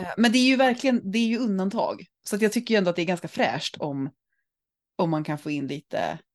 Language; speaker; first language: Swedish; native; Swedish